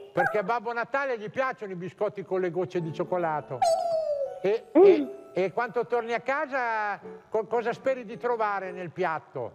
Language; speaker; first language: Italian; native; Italian